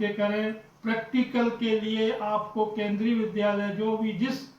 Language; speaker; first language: Hindi; native; Hindi